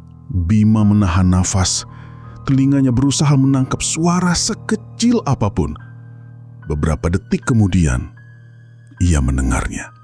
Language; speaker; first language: Indonesian; native; Indonesian